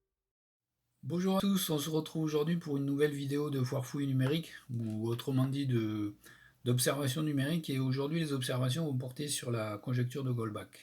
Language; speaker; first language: French; native; French